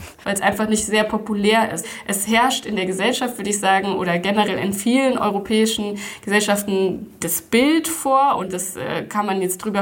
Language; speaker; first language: German; native; German